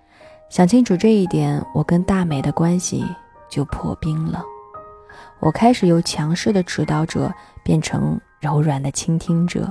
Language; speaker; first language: Chinese; native; Chinese